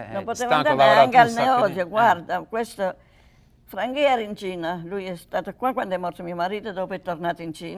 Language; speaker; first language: Italian; early bilingual, heritage; Italian